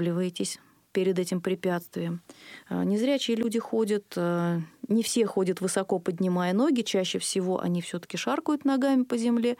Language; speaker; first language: Russian; native; Russian